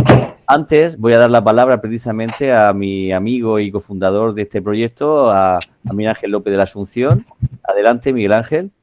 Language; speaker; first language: Spanish; native; Spanish